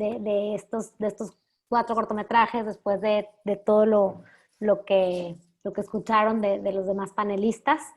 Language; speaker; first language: Spanish; native; Spanish